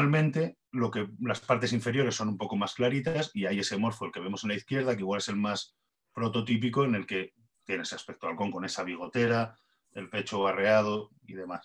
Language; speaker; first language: Spanish; native; Spanish